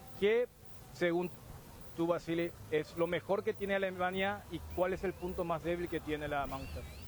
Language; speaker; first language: Spanish; native; Spanish